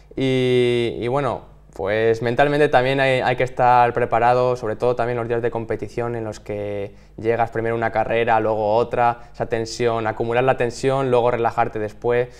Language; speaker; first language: Spanish; native; Spanish